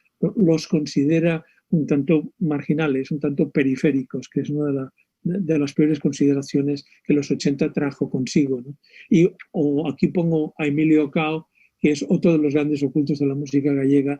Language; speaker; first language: Spanish; native; Spanish